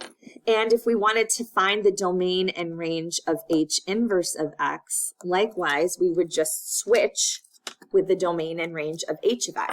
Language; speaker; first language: English; native; English